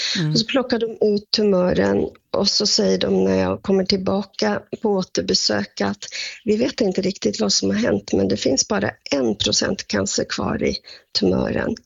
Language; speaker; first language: Swedish; native; Swedish